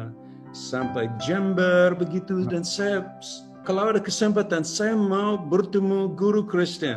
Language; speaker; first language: Indonesian; non-native, local second language; English